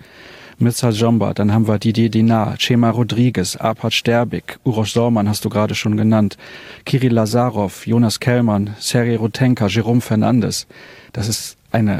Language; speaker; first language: German; native; German